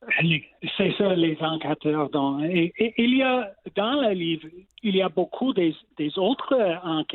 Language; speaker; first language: French; non-native, local second language; English